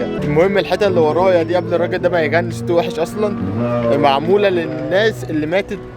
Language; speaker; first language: Arabic; native; Arabic